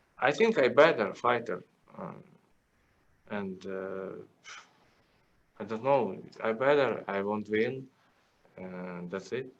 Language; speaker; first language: English; non-native, learner; Russian